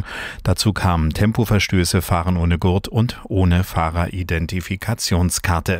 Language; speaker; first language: German; native; German